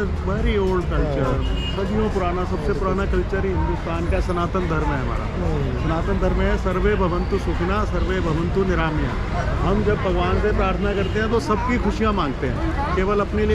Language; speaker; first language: Hindi; native; Hindi